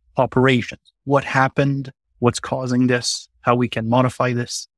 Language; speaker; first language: English; non-native, fluent; French